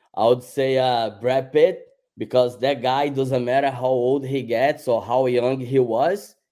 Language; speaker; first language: English; non-native, fluent; Portuguese